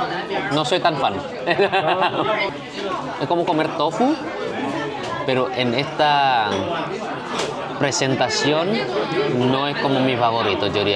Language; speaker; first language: Spanish; non-native, learner; Indonesian